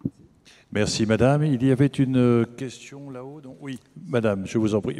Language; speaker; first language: French; native; French